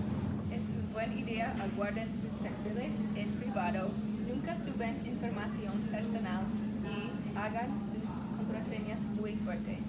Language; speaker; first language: Spanish; non-native, learner; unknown